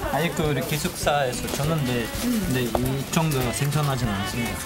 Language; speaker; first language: Korean; non-native, learner; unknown